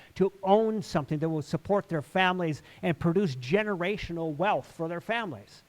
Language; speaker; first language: English; native; English